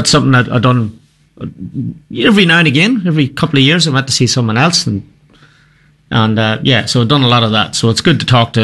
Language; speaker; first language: English; native; English